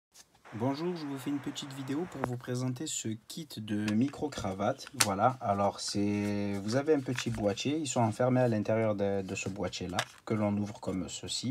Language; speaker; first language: French; native; French